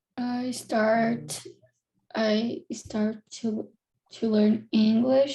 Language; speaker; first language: English; non-native, learner; Portuguese